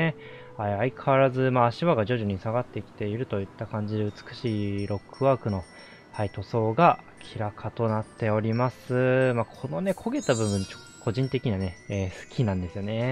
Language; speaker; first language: Japanese; native; Japanese